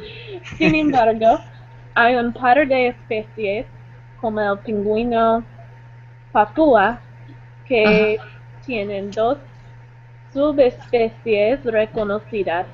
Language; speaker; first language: Spanish; non-native, learner; English